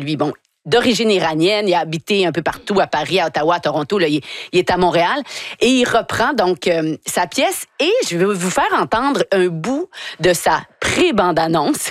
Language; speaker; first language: French; native; French